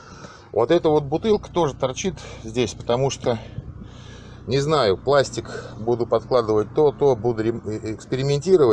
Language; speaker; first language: Russian; native; Russian